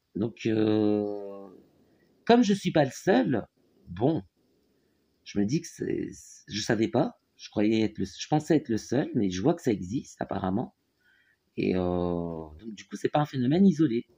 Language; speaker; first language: French; native; French